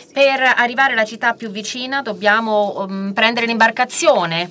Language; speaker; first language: Italian; non-native, fluent; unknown